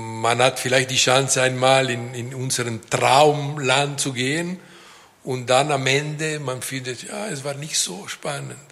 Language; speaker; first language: German; non-native, local second language; French